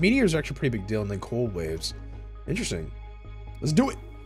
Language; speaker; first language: English; native; English